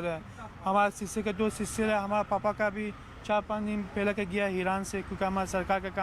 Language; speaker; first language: Hindi; non-native, learner; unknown